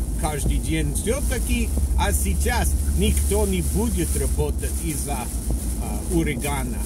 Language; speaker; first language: Russian; non-native, fluent; English